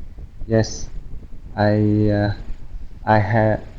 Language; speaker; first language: English; non-native, learner; Vietnamese